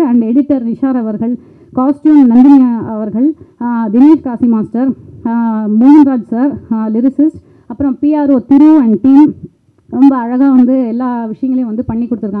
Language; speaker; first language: Tamil; native; Tamil